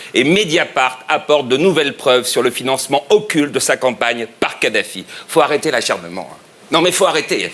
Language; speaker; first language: French; native; French